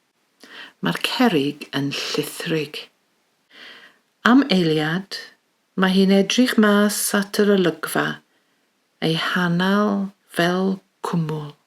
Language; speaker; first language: Welsh; native; Welsh